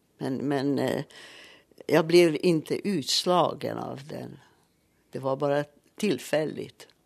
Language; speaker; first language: Swedish; native; Swedish